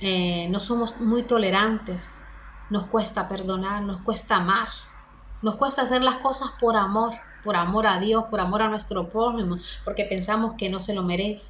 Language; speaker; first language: Spanish; native; Spanish